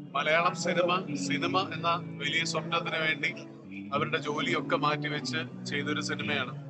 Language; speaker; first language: Malayalam; native; Malayalam